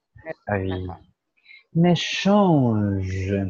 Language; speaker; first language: French; non-native, fluent; Portuguese